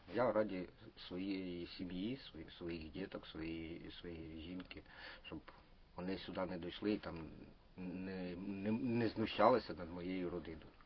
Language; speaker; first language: Ukrainian; non-native, local second language; Russian